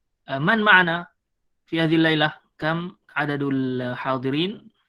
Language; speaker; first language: Arabic; non-native, fluent; Malay